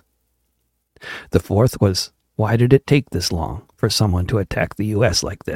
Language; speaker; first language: English; native; English